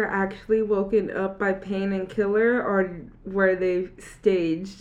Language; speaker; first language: English; native; English